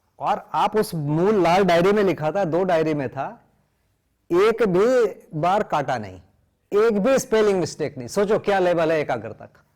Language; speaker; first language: Hindi; non-native, local second language; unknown